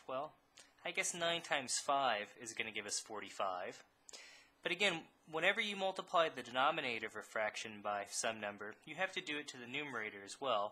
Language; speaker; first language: English; native; English